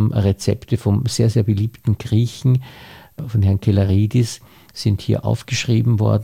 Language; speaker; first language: German; native; German